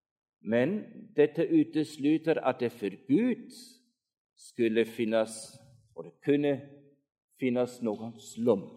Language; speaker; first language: Swedish; non-native, fluent; German